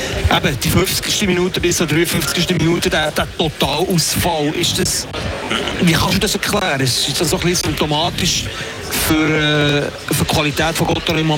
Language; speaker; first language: German; native; German